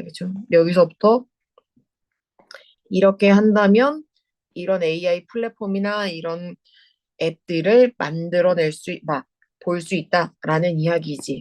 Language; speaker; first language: Korean; native; Korean